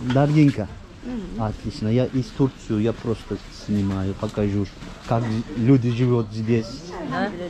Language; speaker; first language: Russian; non-native, learner; Turkish